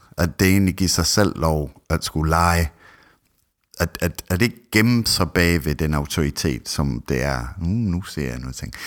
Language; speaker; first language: Danish; non-native, fluent; English